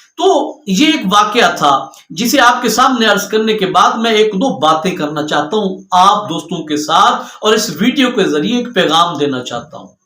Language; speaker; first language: Urdu; non-native, local second language; Punjabi